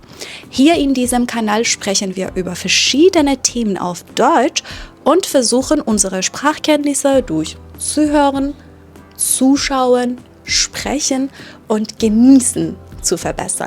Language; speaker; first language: German; non-native, fluent; Persian